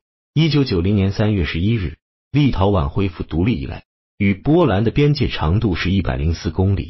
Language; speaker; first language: Chinese; native; Chinese